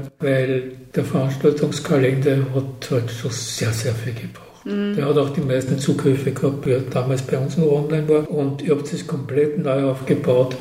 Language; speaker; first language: German; native; German